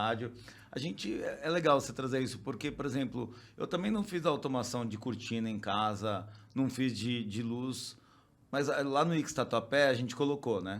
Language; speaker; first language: Portuguese; native; Portuguese